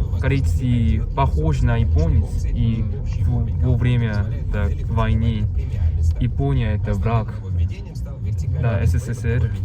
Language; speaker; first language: Russian; non-native, learner; Korean